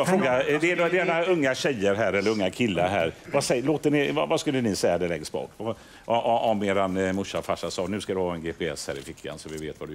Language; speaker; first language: Swedish; native; Swedish